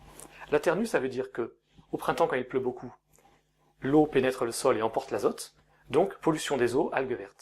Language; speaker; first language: French; native; French